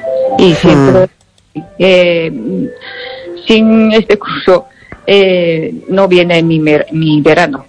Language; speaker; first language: Spanish; non-native, learner; Japanese